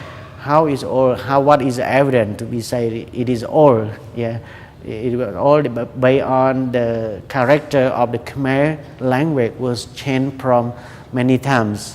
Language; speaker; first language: English; non-native, learner; Khmer